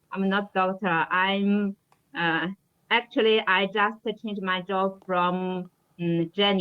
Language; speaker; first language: English; non-native, learner; Chinese